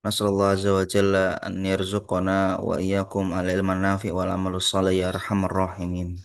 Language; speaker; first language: Arabic; non-native, fluent; Indonesian